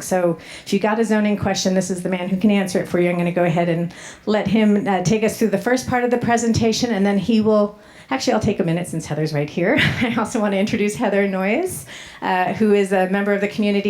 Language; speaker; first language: English; native; English